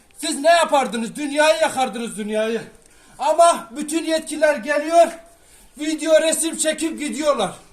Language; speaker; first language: Turkish; native; Turkish